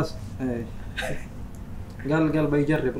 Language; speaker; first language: Arabic; non-native, fluent; Indonesian